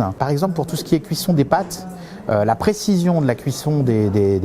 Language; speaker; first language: French; native; French